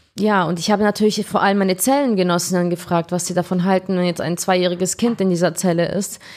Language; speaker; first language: German; early bilingual, other home language; Turkish